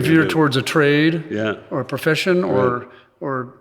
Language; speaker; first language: English; native; English